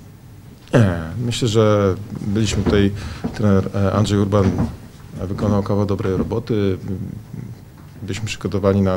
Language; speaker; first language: Polish; native; Polish